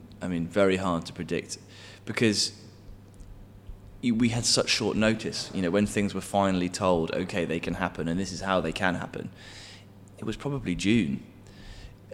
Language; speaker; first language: English; native; English